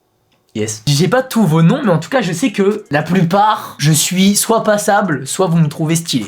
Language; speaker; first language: French; native; French